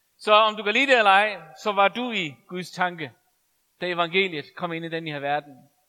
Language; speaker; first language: Danish; non-native, local second language; Faroese